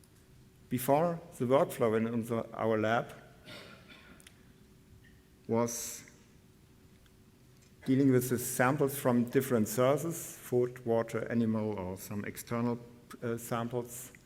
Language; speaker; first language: English; non-native, fluent; German